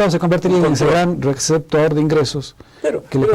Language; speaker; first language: Spanish; native; Spanish